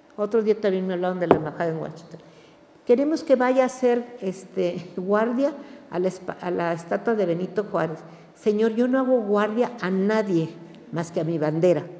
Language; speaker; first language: Spanish; native; Spanish